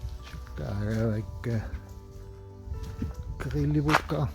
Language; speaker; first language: Estonian; native; Estonian